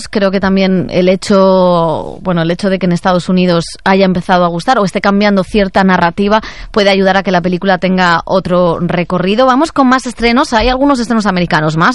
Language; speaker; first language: Spanish; native; Spanish